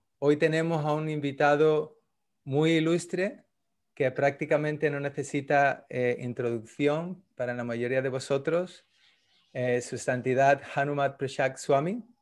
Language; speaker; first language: Spanish; native; Spanish